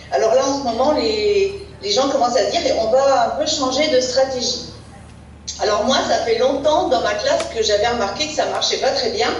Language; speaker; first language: French; native; French